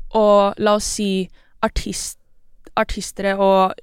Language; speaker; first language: Norwegian; non-native, local second language; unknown